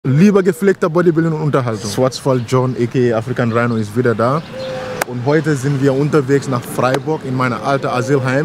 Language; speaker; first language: German; non-native, learner; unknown